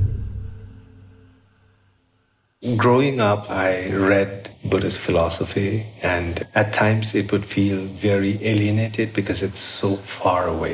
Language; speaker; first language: English; non-native, local second language; Sherpa